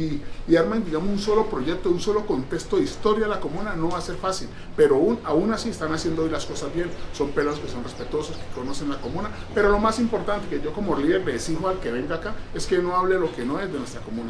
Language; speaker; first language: Spanish; native; Spanish